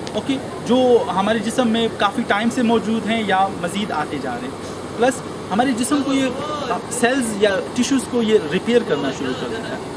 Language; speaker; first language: Urdu; non-native, local second language; Pashto